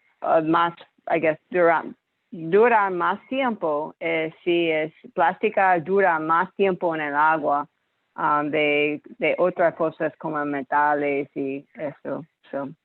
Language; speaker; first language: Spanish; non-native, learner; English